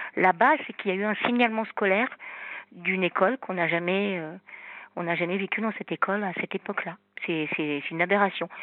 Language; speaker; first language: French; native; French